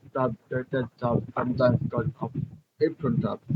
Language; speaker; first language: English; non-native, local second language; Filipino